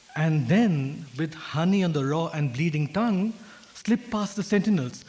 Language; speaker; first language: English; non-native, local second language; Hindi